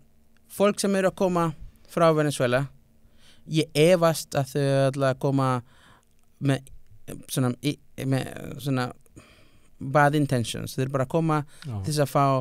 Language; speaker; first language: Icelandic; non-native, learner; Spanish